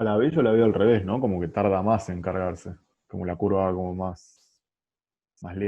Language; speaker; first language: Spanish; native; Spanish